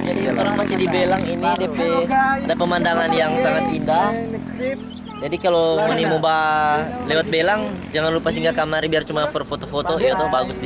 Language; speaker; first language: Indonesian; non-native, local second language; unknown